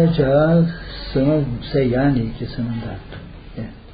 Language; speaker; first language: Italian; early bilingual, heritage; Portuguese